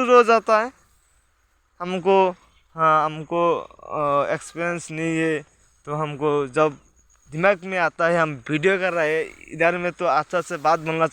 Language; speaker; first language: Hindi; non-native, local second language; Bangla